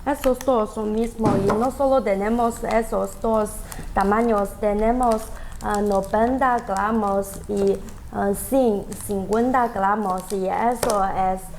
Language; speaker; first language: Spanish; non-native, learner; Chinese